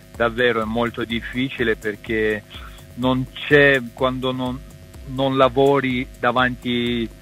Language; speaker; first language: Italian; non-native, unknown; Russian